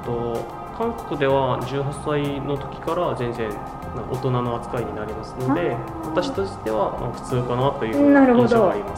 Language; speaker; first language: Japanese; non-native, fluent; Korean